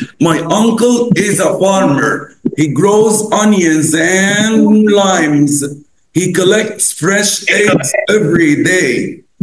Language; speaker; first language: English; non-native, fluent; Arabic